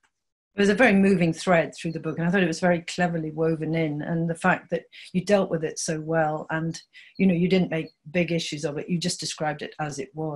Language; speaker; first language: English; native; English